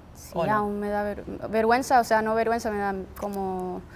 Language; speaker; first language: Spanish; early bilingual, heritage; Spanish